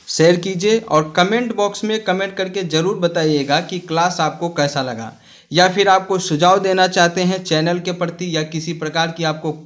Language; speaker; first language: Hindi; native; Hindi